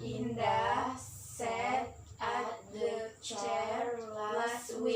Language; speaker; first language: English; non-native, learner; Indonesian